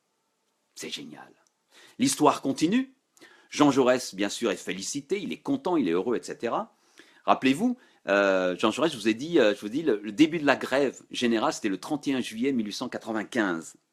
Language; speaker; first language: French; native; French